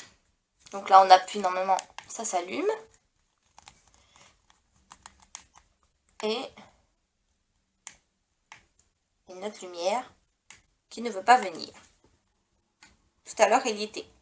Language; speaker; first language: French; native; French